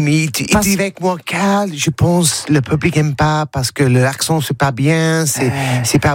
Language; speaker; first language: French; non-native, learner; English